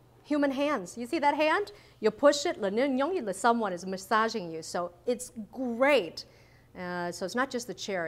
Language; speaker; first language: English; early bilingual, other home language; Vietnamese